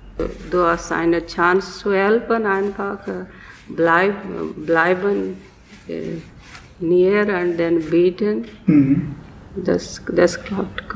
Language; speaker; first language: German; non-native, learner; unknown